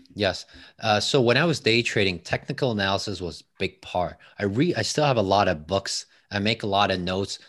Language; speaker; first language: English; non-native, fluent; Chinese